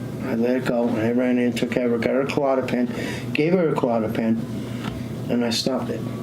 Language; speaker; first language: English; native; English